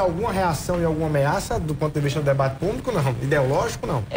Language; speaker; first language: Portuguese; native; Portuguese